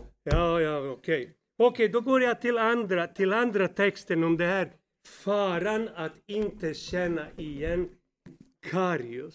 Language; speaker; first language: Swedish; non-native, fluent; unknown